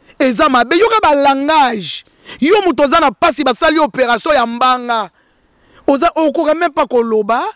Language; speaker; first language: Lingala; non-native, local second language; Luba-Lulua